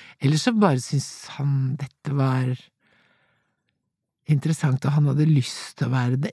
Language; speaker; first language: Norwegian; native; Norwegian